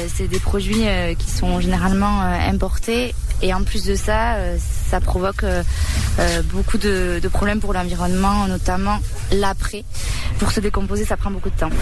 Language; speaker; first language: French; early bilingual, other home language; Spanish